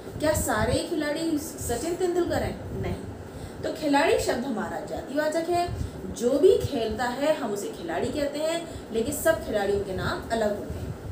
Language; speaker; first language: Hindi; native; Hindi